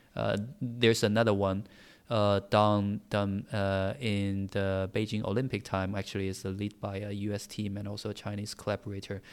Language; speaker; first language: English; non-native, fluent; Chinese